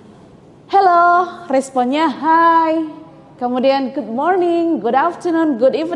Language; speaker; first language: English; non-native, fluent; Indonesian